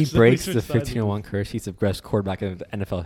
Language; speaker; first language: English; native; English